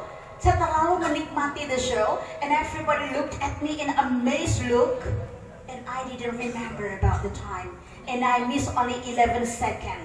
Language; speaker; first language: English; non-native, fluent; Indonesian